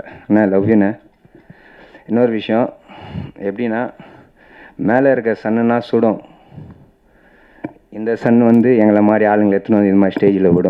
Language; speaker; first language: Tamil; native; Tamil